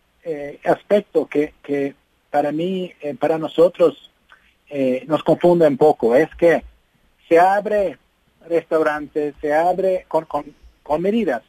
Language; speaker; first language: Spanish; non-native, fluent; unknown